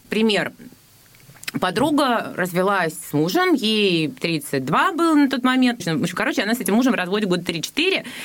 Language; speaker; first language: Russian; native; Russian